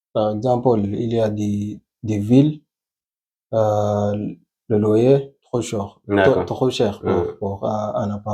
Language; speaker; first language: French; non-native, learner; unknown